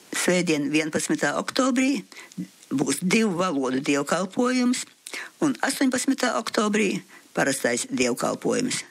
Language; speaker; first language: Latvian; early bilingual, heritage; Latvian